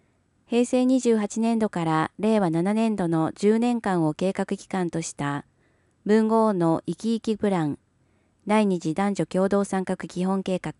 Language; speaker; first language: Japanese; native; Japanese